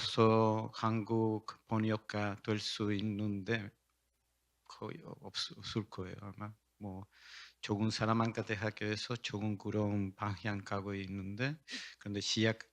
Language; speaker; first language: Korean; non-native, learner; Spanish